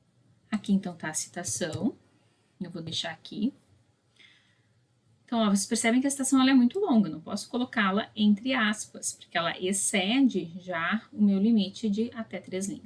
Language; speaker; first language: Portuguese; native; Portuguese